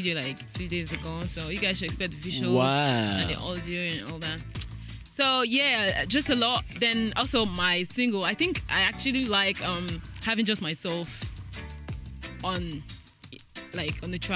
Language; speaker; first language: English; non-native, local second language; Yoruba